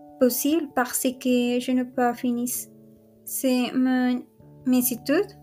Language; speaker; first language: French; non-native, learner; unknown